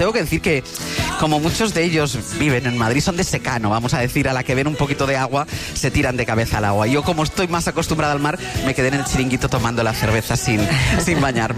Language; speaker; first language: Spanish; native; Spanish